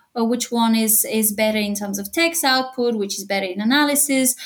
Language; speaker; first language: English; non-native, fluent; Bulgarian